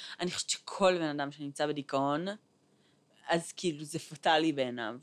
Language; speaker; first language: Hebrew; native; Hebrew